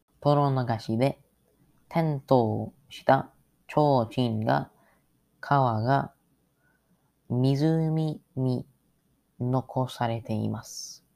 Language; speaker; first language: Japanese; non-native, learner; English